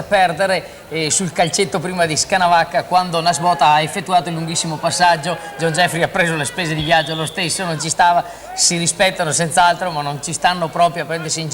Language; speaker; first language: Italian; native; Italian